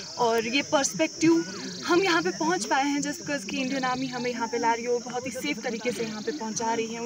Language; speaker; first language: Hindi; non-native, local second language; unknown